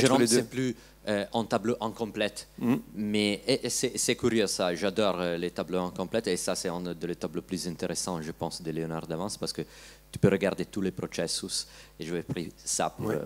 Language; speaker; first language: French; non-native, learner; Italian